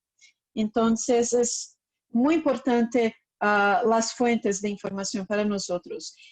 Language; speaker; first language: Spanish; non-native, fluent; Portuguese